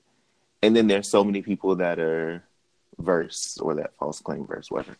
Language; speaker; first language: English; native; English